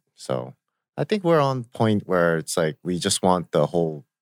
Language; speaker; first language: English; early bilingual, other home language; Korean